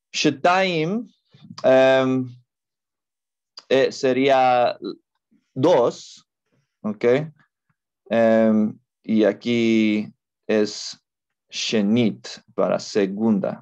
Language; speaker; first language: Spanish; non-native, fluent; English